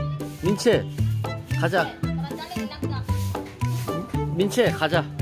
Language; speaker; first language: Korean; native; Korean